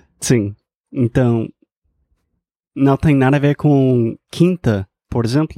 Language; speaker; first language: Portuguese; non-native, fluent; English